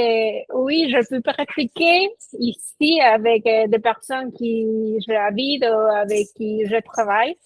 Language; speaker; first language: French; non-native, fluent; Spanish